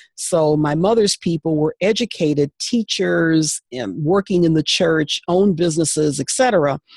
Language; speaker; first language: English; native; English